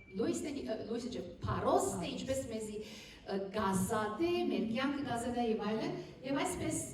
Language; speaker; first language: Armenian; early bilingual, heritage; Armenian